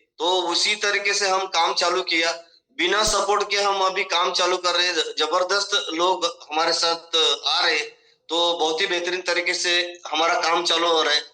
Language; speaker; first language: Hindi; non-native, local second language; Marathi